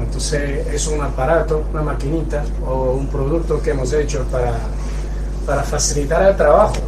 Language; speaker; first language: Spanish; non-native, fluent; Chinese